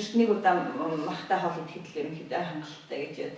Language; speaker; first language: Mongolian; native; Mongolian